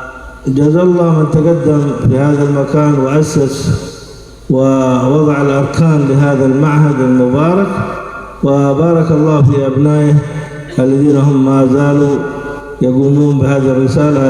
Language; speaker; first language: Arabic; native; Arabic